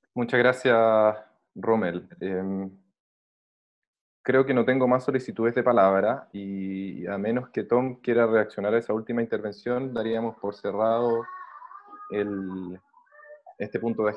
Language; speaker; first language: Spanish; native; Spanish